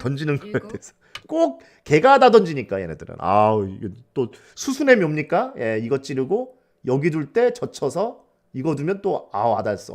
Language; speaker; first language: Korean; native; Korean